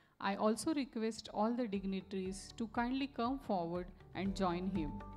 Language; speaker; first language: English; non-native, local second language; Marathi